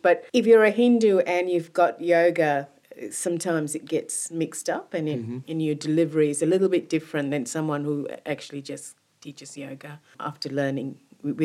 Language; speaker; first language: English; non-native, local second language; Tamil